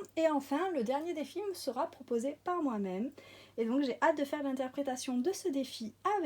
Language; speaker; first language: French; native; French